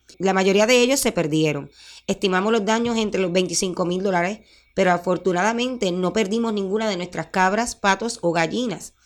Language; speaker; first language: Spanish; native; Spanish